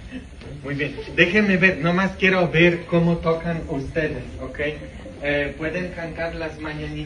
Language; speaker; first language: Spanish; non-native, fluent; English